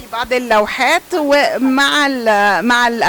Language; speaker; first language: Arabic; native; Arabic